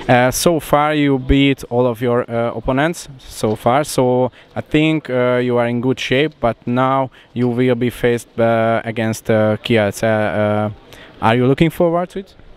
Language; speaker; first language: English; non-native, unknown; Hungarian